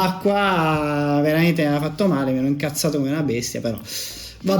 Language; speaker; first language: Italian; native; Italian